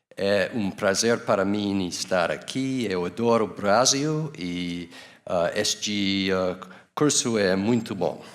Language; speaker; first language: Portuguese; non-native, learner; English